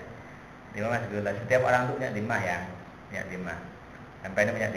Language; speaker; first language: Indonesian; native; Indonesian